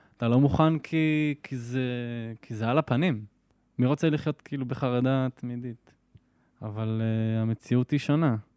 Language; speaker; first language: Hebrew; native; Hebrew